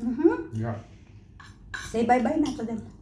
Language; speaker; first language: English; non-native, local second language; Filipino